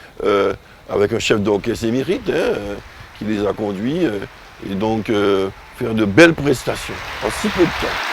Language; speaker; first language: French; native; French